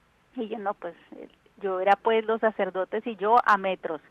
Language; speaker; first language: Spanish; native; Spanish